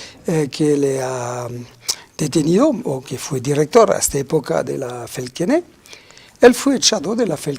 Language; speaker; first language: Spanish; non-native, fluent; French